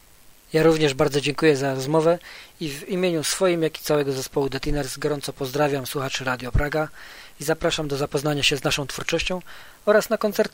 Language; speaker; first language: Polish; native; Polish